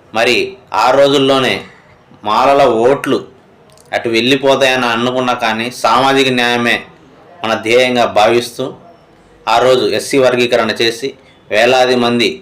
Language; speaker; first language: Telugu; native; Telugu